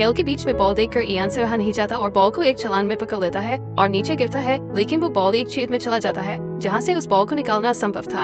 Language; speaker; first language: Hindi; native; Hindi